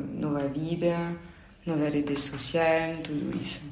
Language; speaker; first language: Portuguese; non-native, learner; Spanish